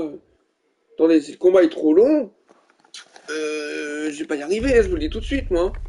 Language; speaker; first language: French; native; French